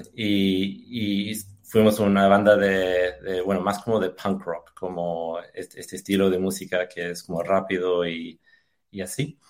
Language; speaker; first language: Spanish; early bilingual, heritage; English